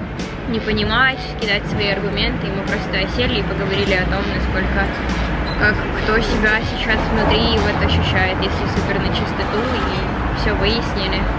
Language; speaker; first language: Russian; native; Russian